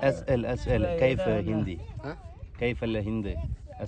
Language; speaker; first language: Arabic; non-native, learner; Malayalam